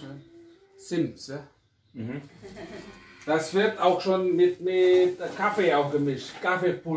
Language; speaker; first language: German; non-native, fluent; Indonesian